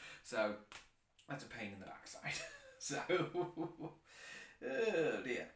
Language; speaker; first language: English; native; English